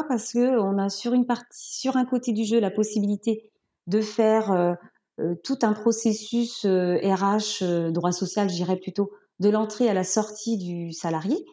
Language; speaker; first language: French; native; French